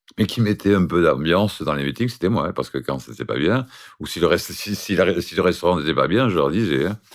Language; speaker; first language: French; native; French